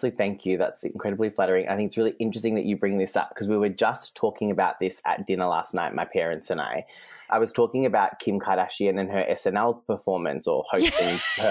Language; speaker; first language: English; non-native, local second language; Serbian